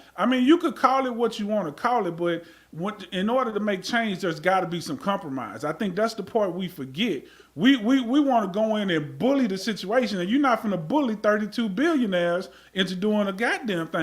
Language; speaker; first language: English; native; English